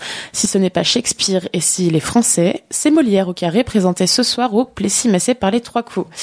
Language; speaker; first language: French; native; French